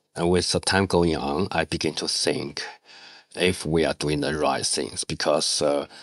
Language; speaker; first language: English; non-native, learner; Chinese